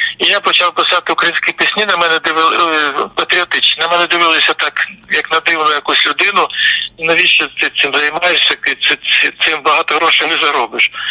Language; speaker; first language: Ukrainian; native; Ukrainian